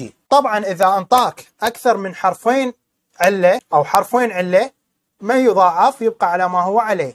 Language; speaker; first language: Arabic; native; Arabic